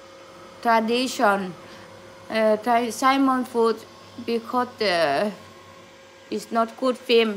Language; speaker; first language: English; non-native, learner; Thai